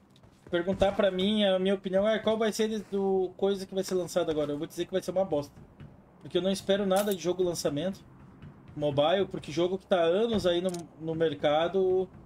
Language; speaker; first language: Portuguese; native; Portuguese